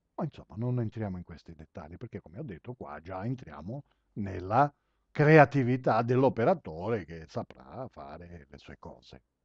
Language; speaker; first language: Italian; early bilingual, heritage; Italian